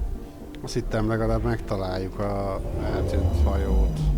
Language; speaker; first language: Hungarian; native; Hungarian